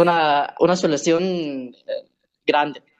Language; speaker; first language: Spanish; non-native, learner; Arabic